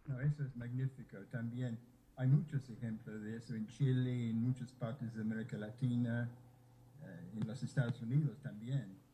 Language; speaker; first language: Spanish; non-native, fluent; English